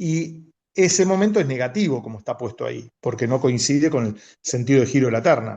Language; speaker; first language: Spanish; native; Spanish